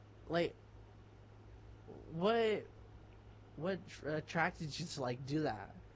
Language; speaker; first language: English; early bilingual, other home language; Spanish